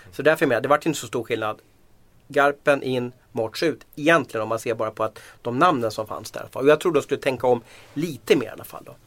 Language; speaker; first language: Swedish; native; Swedish